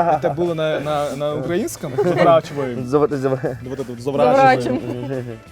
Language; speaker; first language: Russian; native; Russian